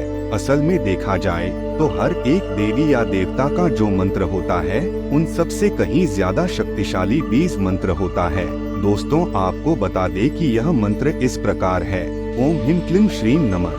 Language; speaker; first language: Hindi; native; Hindi